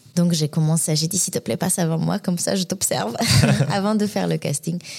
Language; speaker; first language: French; non-native, fluent; Bulgarian